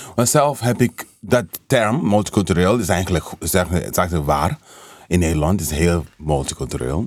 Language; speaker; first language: Dutch; non-native, learner; English